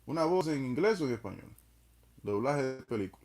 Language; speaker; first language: Spanish; non-native, fluent; English